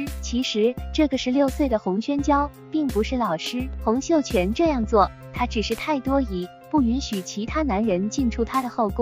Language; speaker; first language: Chinese; native; Chinese